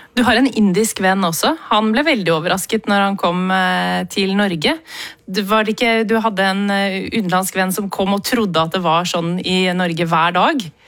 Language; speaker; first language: Norwegian; native; Norwegian